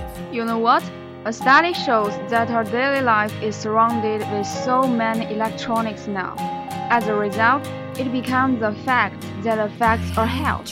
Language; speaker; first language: English; non-native, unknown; Chinese